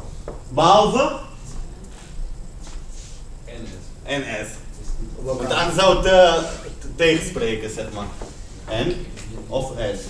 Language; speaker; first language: Dutch; non-native, fluent; Spanish